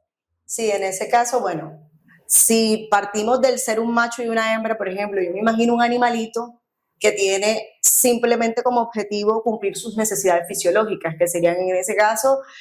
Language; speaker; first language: Spanish; native; Spanish